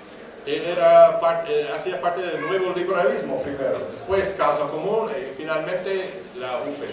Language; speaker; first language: Spanish; non-native, fluent; English